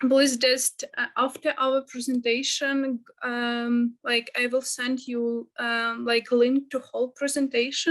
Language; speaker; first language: English; non-native, fluent; Ukrainian